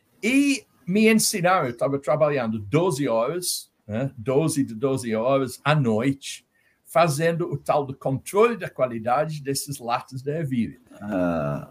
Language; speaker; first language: Portuguese; non-native, fluent; English